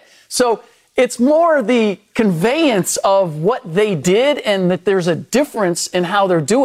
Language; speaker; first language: English; early bilingual, other home language; German